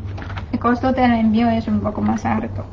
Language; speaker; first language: Spanish; non-native, fluent; Chinese